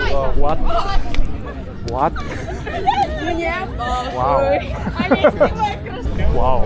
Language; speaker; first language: English; non-native, learner; Korean